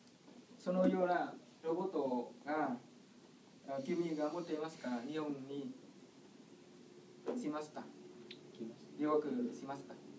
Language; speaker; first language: Japanese; non-native, learner; Vietnamese